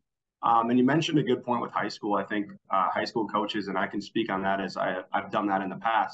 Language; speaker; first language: English; native; English